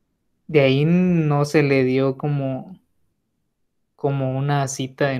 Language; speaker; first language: Spanish; native; Spanish